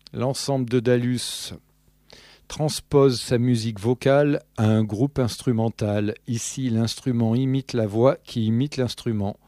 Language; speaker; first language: French; native; French